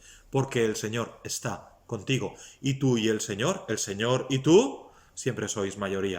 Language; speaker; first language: Spanish; native; Spanish